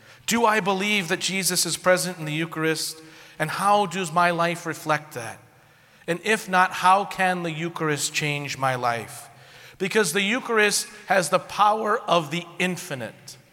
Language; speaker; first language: English; native; English